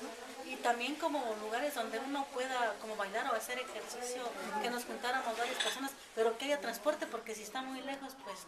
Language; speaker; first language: Spanish; native; Spanish